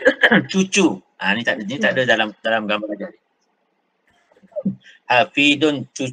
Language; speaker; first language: Malay; native; Malay